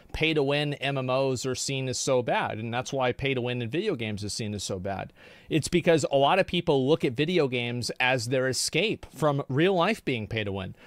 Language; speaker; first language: English; native; English